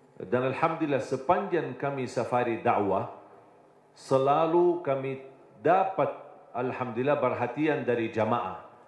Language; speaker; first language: Indonesian; non-native, fluent; Arabic